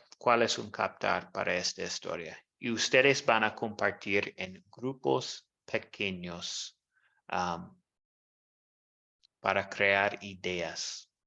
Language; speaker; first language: Spanish; non-native, fluent; English